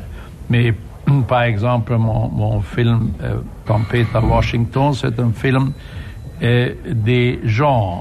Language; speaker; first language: French; non-native, fluent; German